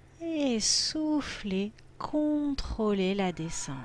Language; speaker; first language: French; native; French